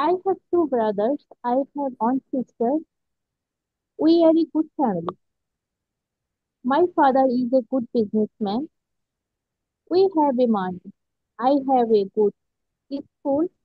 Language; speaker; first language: English; non-native, learner; Bangla